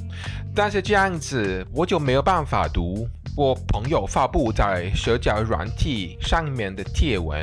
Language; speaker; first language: Chinese; non-native, fluent; English